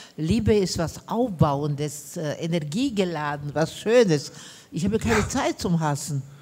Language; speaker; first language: German; non-native, fluent; Romanian